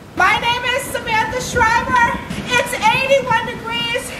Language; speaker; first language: English; native; English